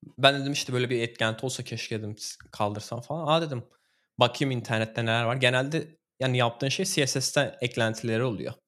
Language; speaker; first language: Turkish; native; Turkish